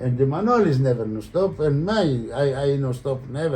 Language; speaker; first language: English; non-native, learner; Greek